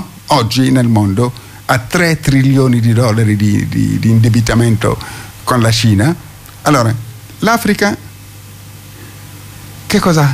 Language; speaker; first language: Italian; non-native, fluent; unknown